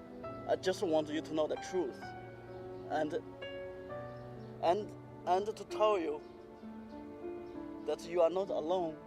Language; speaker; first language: English; non-native, learner; Chinese